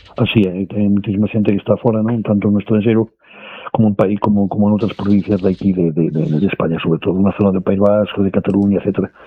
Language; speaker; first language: Galician; native; Galician